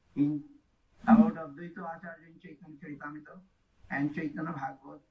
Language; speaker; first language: English; non-native, local second language; Bangla